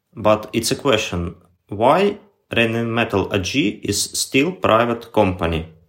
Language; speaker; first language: English; non-native, learner; Ukrainian